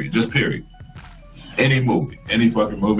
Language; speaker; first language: English; native; English